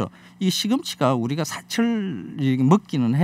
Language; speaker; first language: Korean; native; Korean